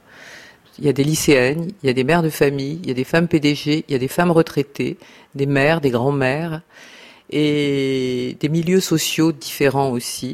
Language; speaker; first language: French; native; French